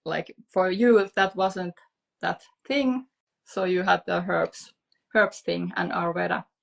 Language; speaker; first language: English; non-native, fluent; Finnish